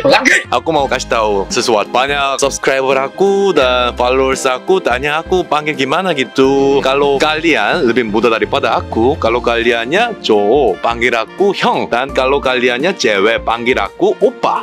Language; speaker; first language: Indonesian; non-native, fluent; Korean